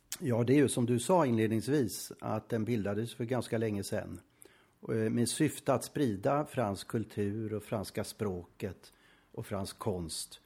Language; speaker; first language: Swedish; native; Swedish